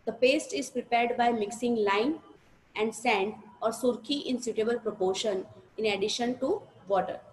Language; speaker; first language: English; non-native, local second language; Gujarati